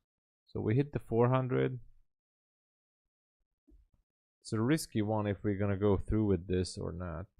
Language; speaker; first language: English; non-native, fluent; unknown